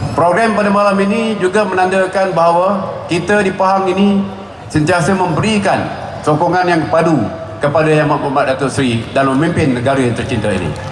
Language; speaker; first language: Malay; native; Malay